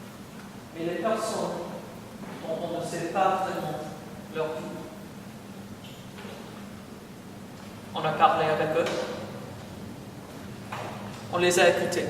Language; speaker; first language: French; non-native, fluent; English